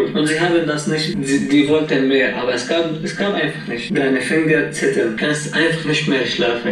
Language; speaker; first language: German; non-native, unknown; Arabic